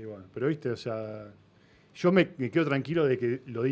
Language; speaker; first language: Spanish; native; Spanish